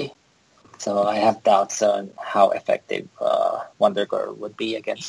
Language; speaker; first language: English; non-native, local second language; Filipino